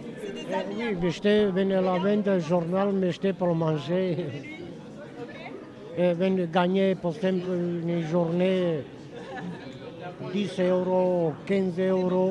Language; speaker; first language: French; non-native, learner; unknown